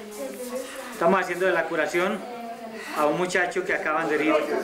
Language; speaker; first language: Spanish; native; Spanish